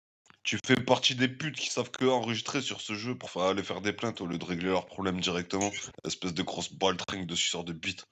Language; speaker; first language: French; native; French